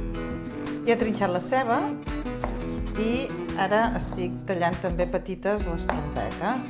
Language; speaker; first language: Catalan; native; Catalan